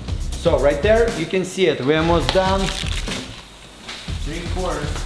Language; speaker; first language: English; non-native, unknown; Russian